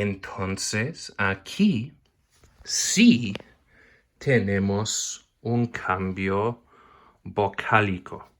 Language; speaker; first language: Spanish; non-native, fluent; English